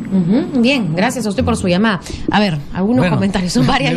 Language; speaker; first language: Spanish; native; Spanish